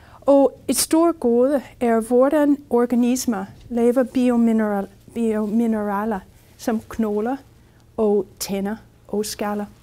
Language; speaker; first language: Danish; non-native, fluent; English